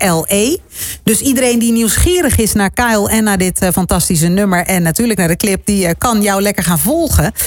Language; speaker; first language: Dutch; native; Dutch